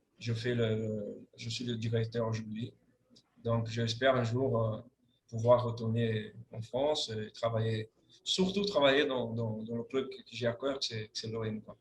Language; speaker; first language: French; non-native, fluent; Portuguese